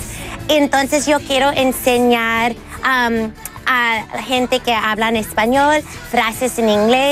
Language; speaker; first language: Spanish; early bilingual, heritage; English